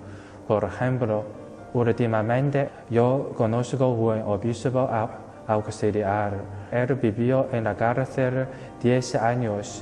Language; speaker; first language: Spanish; non-native, fluent; Chinese